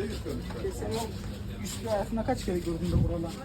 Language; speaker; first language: Turkish; native; Turkish